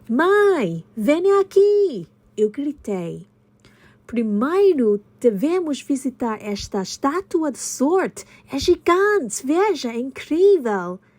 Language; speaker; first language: Portuguese; non-native, learner; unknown